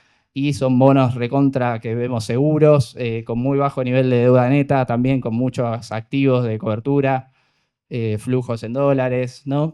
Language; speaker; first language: Spanish; native; Spanish